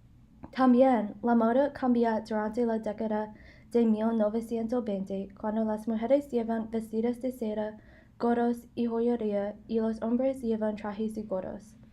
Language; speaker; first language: Spanish; non-native, learner; English